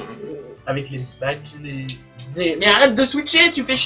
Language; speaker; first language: French; native; French